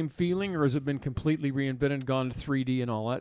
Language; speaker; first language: English; native; English